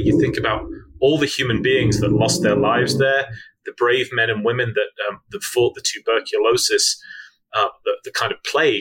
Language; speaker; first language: English; native; English